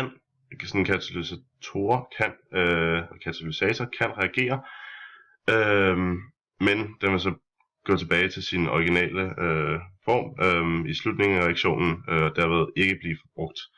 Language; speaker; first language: Danish; native; Danish